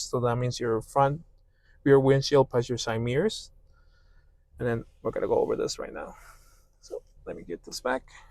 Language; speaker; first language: English; native; English